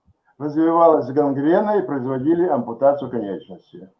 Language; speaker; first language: Russian; native; Russian